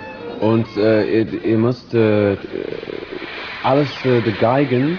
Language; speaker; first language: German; non-native, learner; English